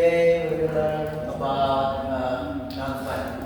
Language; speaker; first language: English; non-native, learner; Indonesian